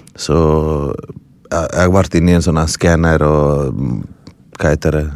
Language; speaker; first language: Norwegian; early bilingual, other home language; Bosnian